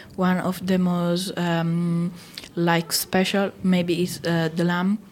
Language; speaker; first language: English; non-native, learner; Italian